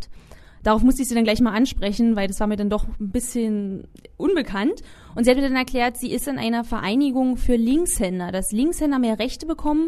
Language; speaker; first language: German; native; German